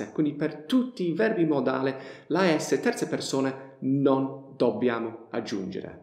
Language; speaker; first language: Italian; non-native, fluent; English